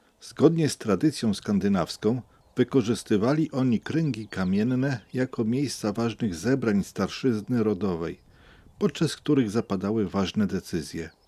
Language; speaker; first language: Polish; native; Polish